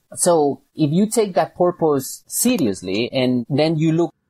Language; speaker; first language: English; non-native, fluent; Catalan